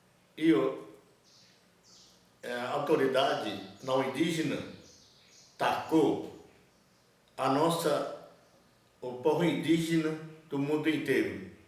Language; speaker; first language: Portuguese; non-native, local second language; Yanomámi